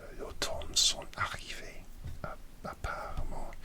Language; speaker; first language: French; non-native, learner; English